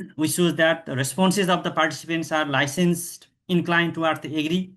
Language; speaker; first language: English; non-native, local second language; Nepali